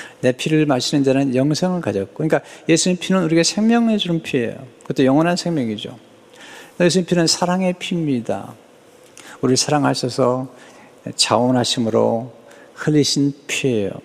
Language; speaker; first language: Korean; native; Korean